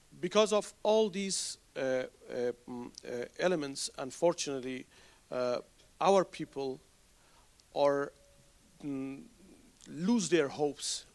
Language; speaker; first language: English; non-native, fluent; Persian